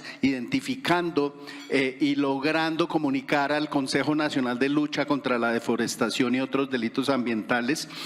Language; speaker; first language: Spanish; native; Spanish